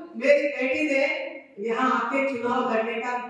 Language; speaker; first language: Hindi; non-native, local second language; Marathi